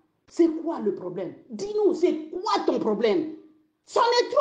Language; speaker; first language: French; non-native, local second language; Lingala